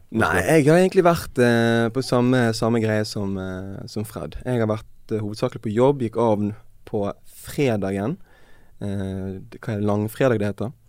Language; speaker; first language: Norwegian; native; Norwegian